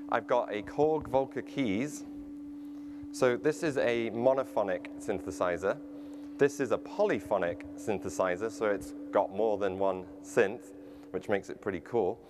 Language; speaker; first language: English; native; English